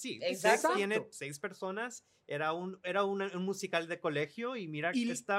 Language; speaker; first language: Spanish; early bilingual, other home language; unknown